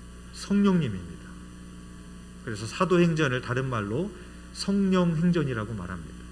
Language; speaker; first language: Korean; native; Korean